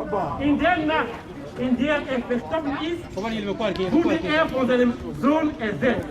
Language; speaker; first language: German; non-native, fluent; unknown